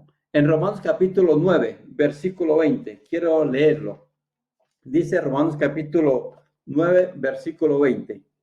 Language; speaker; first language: Spanish; native; Spanish